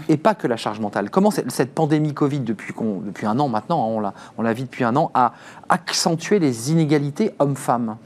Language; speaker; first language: French; native; French